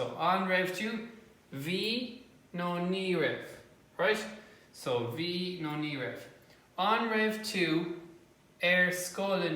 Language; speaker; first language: Irish; non-native, local second language; English